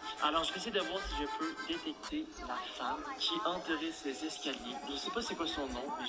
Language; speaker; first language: French; native; French